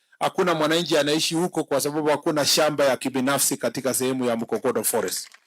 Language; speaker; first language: Swahili; non-native, local second language; Kalenjin